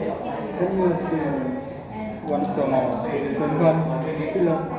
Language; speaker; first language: English; non-native, learner; Indonesian